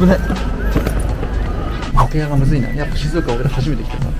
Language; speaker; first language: Japanese; native; Japanese